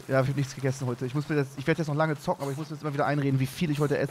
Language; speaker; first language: German; native; German